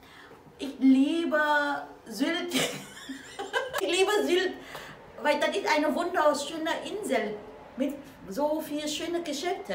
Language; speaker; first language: German; non-native, learner; Vietnamese